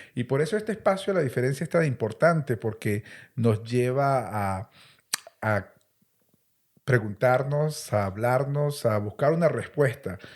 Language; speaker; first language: Spanish; native; Spanish